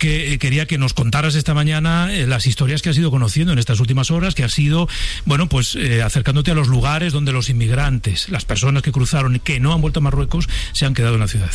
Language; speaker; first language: Spanish; native; Spanish